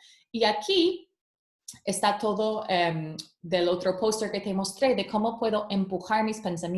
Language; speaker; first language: Spanish; early bilingual, heritage; Spanish